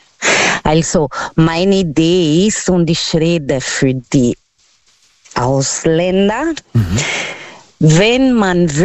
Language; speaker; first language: German; non-native, learner; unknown